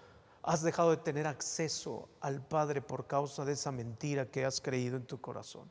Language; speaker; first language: Spanish; native; Spanish